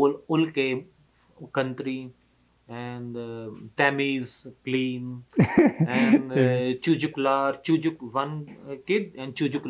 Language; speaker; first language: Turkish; non-native, learner; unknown